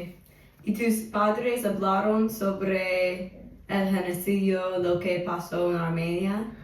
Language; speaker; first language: Spanish; non-native, fluent; English